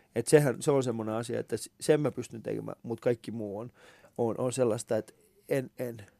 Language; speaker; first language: Finnish; early bilingual, other home language; Persian